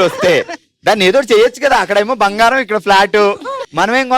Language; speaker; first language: Telugu; native; Telugu